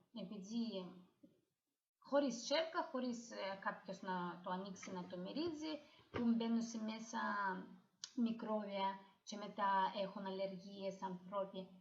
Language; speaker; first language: Greek; non-native, fluent; Ukrainian